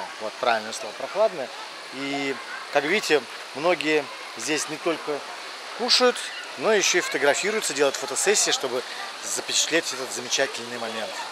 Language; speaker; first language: Russian; native; Russian